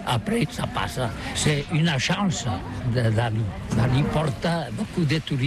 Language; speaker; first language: French; non-native, learner; Catalan